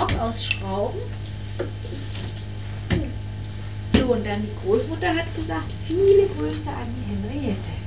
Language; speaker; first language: German; native; German